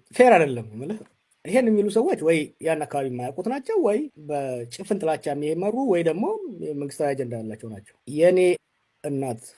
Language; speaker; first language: Amharic; non-native, local second language; Oromo